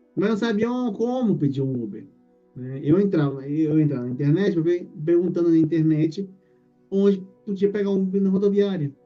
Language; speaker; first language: Portuguese; native; Portuguese